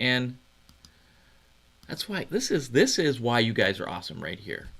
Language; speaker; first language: English; native; English